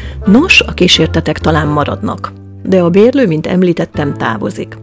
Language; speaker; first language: Hungarian; native; Hungarian